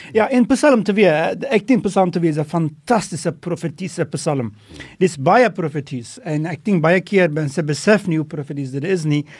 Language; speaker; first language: Afrikaans; non-native, fluent; Dutch